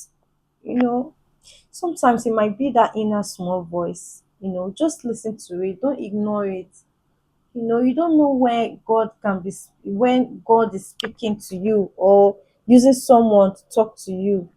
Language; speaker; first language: English; native; English